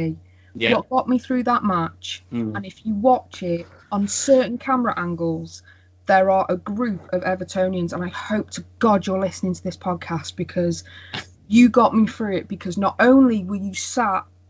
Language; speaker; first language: English; native; English